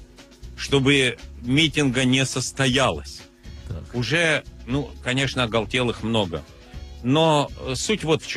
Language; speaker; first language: Russian; native; Russian